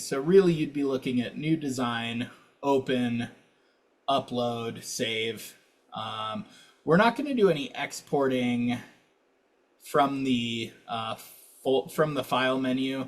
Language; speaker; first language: English; native; English